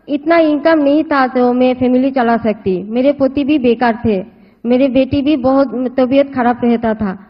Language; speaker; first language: Hindi; non-native, local second language; Bangla